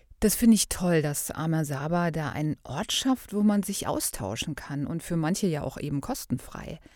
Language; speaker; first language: German; native; German